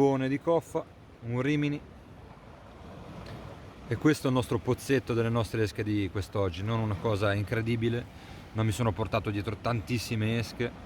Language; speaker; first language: Italian; native; Italian